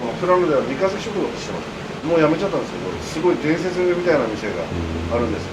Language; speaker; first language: Japanese; native; Japanese